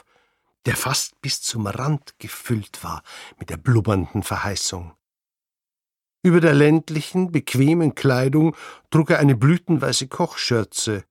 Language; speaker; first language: German; native; German